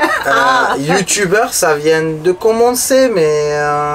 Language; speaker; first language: French; non-native, local second language; Arabic